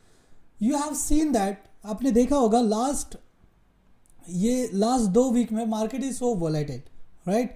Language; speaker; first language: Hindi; native; Hindi